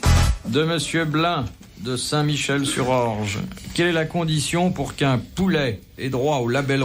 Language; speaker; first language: French; native; French